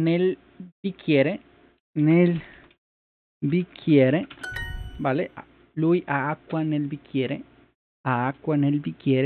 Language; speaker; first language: Italian; non-native, learner; Spanish